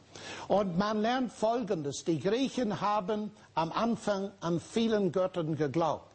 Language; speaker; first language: German; non-native, fluent; English